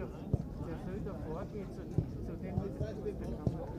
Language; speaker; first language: German; non-native, learner; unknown